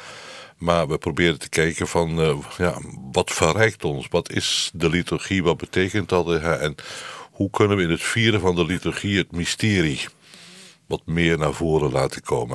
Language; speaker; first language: Dutch; native; Dutch